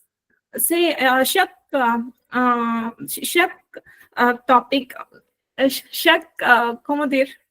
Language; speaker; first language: French; non-native, learner; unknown